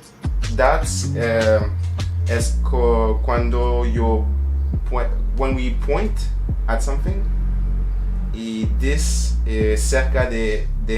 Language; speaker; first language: Spanish; non-native, learner; French